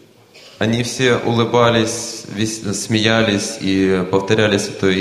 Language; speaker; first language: Russian; native; Russian